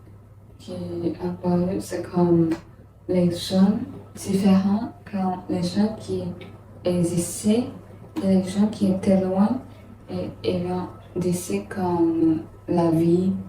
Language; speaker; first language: French; non-native, learner; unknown